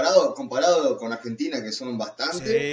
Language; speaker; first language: Spanish; native; Spanish